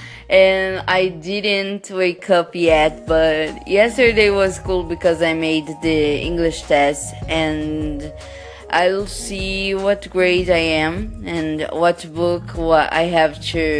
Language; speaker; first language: English; non-native, learner; Portuguese